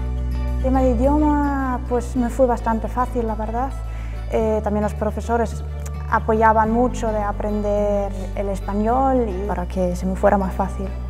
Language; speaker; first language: Spanish; non-native, fluent; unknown